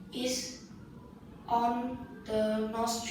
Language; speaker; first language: English; non-native, learner; Vietnamese